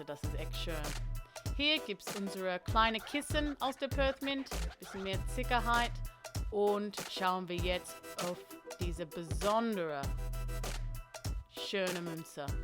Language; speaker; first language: German; non-native, learner; English